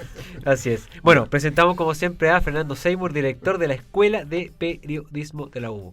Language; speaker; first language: Spanish; native; Spanish